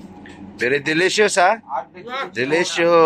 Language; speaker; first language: English; non-native, local second language; Filipino